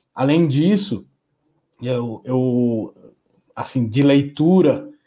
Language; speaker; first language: Portuguese; native; Portuguese